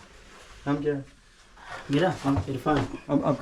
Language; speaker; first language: Hindi; non-native, local second language; Malayalam